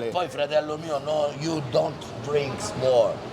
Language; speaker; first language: Italian; native; Italian